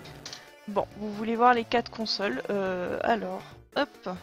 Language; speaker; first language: French; native; French